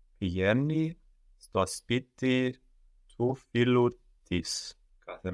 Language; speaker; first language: Greek; non-native, learner; English